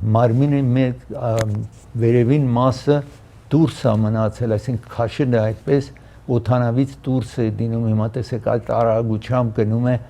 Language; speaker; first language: Armenian; early bilingual, heritage; Armenian